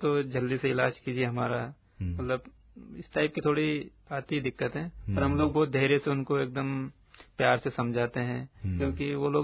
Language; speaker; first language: Hindi; native; Hindi